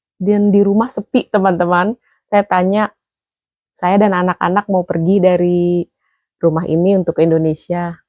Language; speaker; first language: Indonesian; native; Indonesian